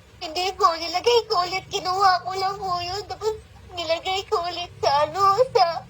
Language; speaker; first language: Filipino; native; Filipino